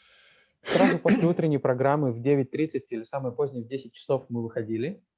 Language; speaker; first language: Russian; native; Russian